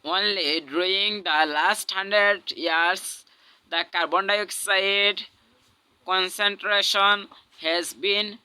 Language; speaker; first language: English; non-native, local second language; Bangla